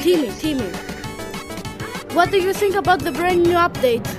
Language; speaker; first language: English; non-native, fluent; Greek